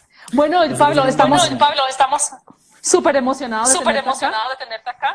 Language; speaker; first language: Spanish; native; Spanish